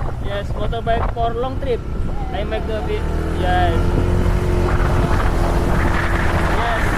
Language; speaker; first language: English; non-native, learner; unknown